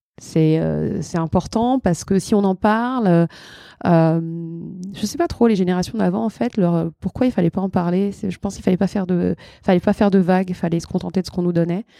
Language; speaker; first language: French; early bilingual, other home language; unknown